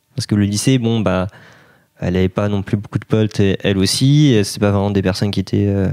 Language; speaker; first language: French; native; French